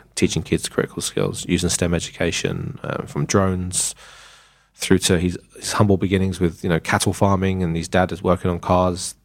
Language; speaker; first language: English; native; English